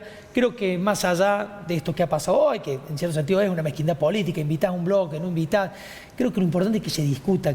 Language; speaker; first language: Spanish; native; Spanish